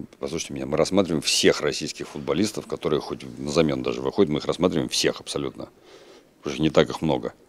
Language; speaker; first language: Russian; native; Russian